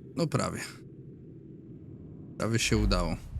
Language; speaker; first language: Polish; native; Polish